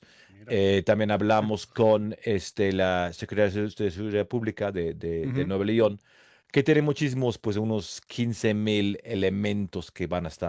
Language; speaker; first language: Spanish; non-native, fluent; English